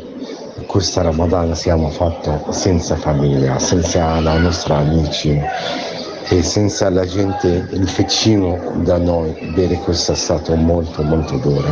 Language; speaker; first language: Italian; non-native, learner; Arabic